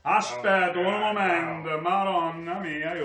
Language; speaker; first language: Italian; early bilingual, heritage; English